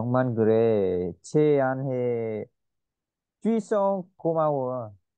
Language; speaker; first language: Korean; non-native, learner; Vietnamese